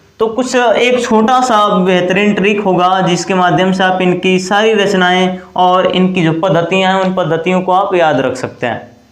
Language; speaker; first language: Hindi; native; Hindi